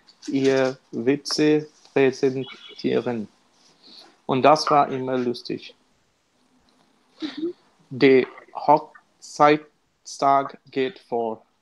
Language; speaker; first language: German; non-native, learner; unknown